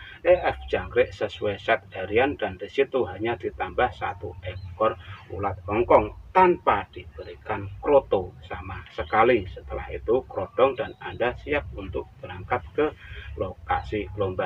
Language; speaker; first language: Indonesian; native; Indonesian